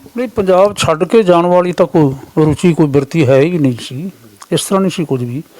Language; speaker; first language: Punjabi; native; Punjabi